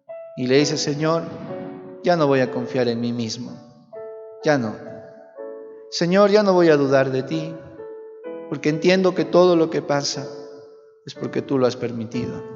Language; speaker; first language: Spanish; native; Spanish